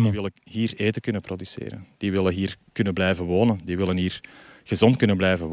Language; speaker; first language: Dutch; native; Dutch